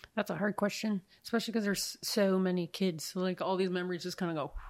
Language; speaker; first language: English; native; English